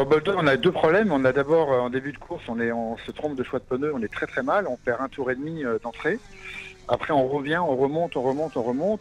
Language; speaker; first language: French; native; French